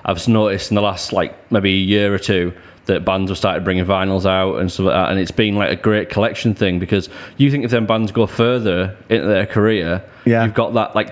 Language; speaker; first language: English; native; English